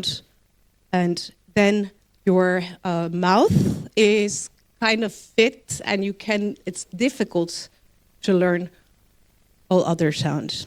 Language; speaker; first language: English; non-native, fluent; Dutch